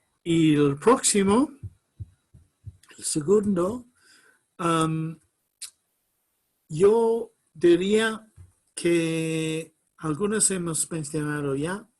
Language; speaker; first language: Spanish; non-native, fluent; English